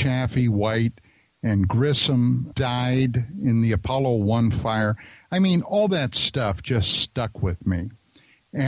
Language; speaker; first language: English; native; English